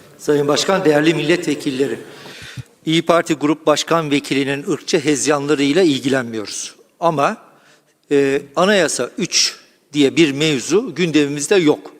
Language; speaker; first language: Turkish; non-native, local second language; Kurdish